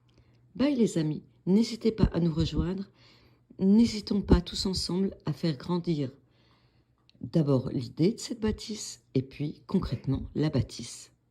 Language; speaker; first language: French; native; French